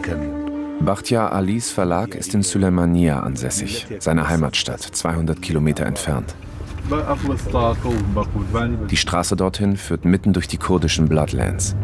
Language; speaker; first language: German; native; German